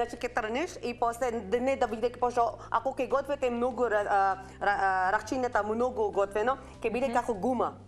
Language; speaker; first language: Macedonian; non-native, learner; Filipino